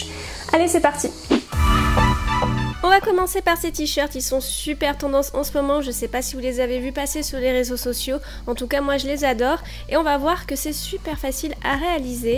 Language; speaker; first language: French; native; French